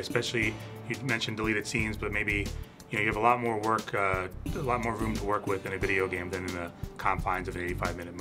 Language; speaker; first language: English; native; English